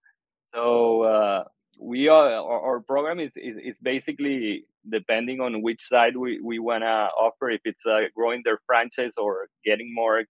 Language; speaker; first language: English; non-native, fluent; Spanish